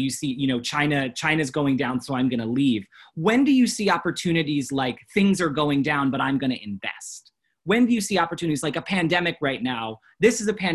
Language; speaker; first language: English; native; English